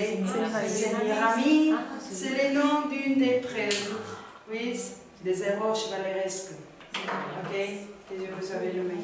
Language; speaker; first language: French; non-native, learner; Spanish